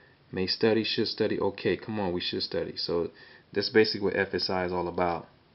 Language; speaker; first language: English; native; English